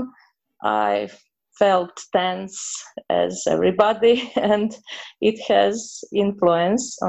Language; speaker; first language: English; non-native, learner; Croatian